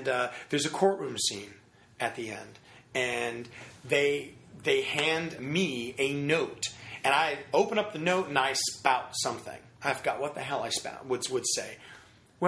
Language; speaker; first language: English; native; English